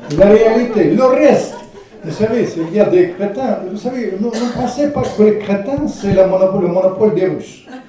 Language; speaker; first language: French; non-native, fluent; Russian